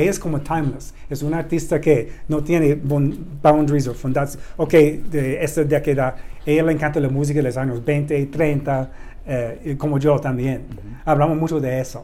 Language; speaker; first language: Spanish; non-native, learner; English